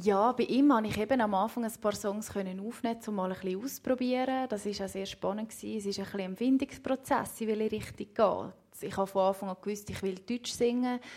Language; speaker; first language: German; native; German